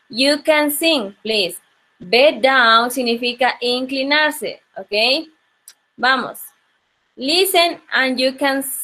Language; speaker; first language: English; non-native, local second language; Spanish